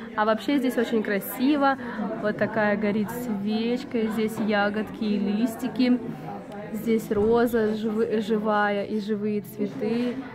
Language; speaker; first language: Russian; native; Russian